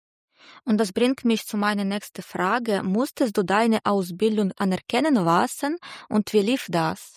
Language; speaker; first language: German; native; German